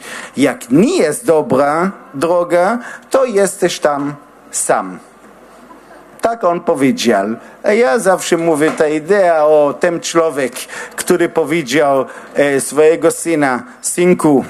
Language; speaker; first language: Polish; non-native, learner; Hebrew